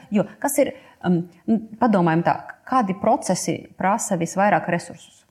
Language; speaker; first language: Latvian; non-native, local second language; Russian